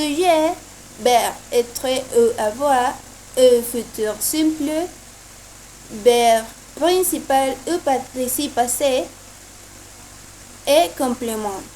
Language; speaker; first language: French; non-native, learner; Spanish